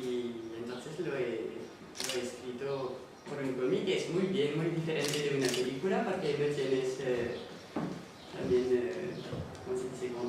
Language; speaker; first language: Spanish; non-native, fluent; French